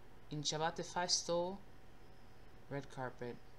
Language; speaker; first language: Italian; non-native, learner; English